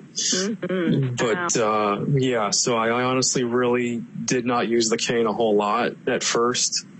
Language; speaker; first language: English; native; English